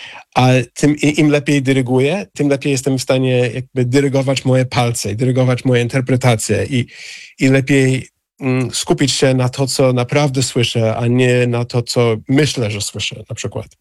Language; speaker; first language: Polish; non-native, fluent; English